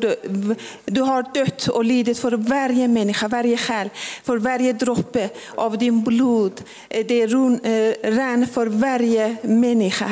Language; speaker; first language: Swedish; non-native, local second language; Persian